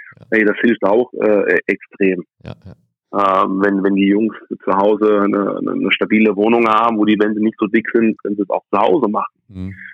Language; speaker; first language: German; early bilingual, other home language; English